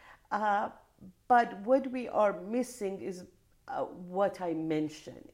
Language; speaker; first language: English; non-native, fluent; Persian